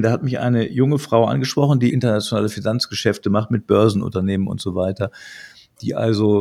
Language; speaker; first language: German; native; German